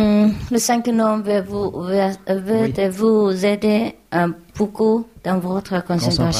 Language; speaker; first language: French; non-native, learner; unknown